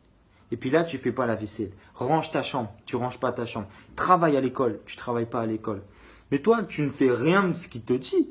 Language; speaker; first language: French; native; French